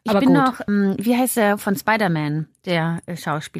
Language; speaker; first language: German; native; German